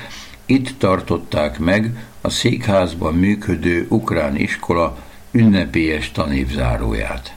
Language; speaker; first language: Hungarian; native; Hungarian